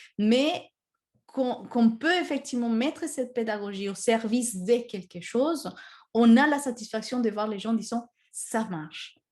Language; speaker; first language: French; non-native, fluent; Spanish